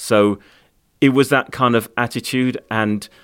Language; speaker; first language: English; native; English